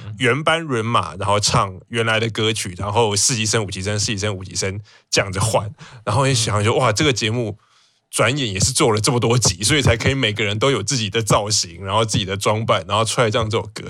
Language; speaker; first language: Chinese; native; Chinese